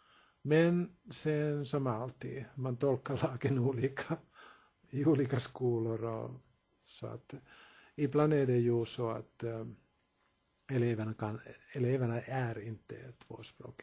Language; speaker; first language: Swedish; non-native, local second language; Finnish